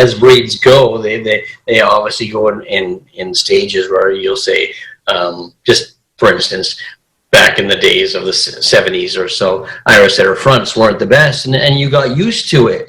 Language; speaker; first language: English; native; English